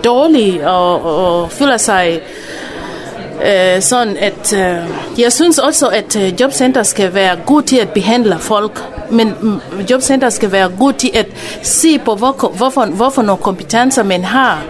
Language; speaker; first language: Danish; non-native, fluent; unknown